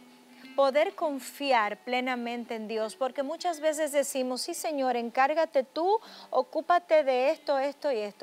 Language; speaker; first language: Spanish; native; Spanish